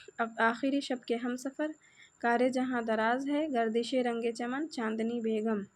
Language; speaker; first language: Urdu; native; Urdu